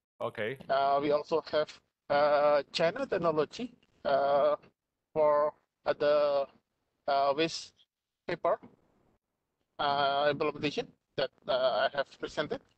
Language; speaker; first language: English; non-native, fluent; Indonesian